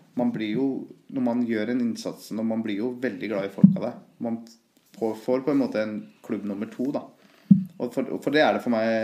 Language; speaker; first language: Norwegian; early bilingual, other home language; Persian